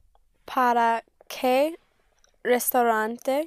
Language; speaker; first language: Spanish; non-native, learner; English